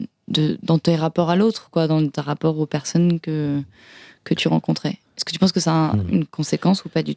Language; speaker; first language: French; native; French